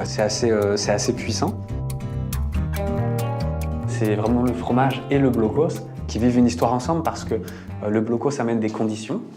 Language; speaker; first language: French; native; French